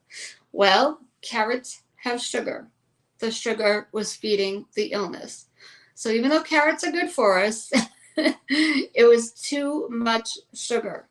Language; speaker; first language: English; native; English